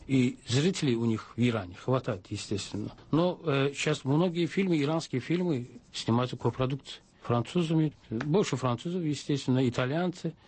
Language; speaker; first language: Russian; non-native, local second language; Azerbaijani